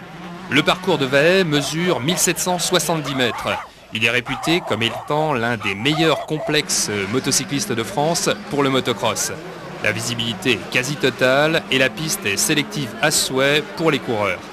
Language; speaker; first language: French; native; French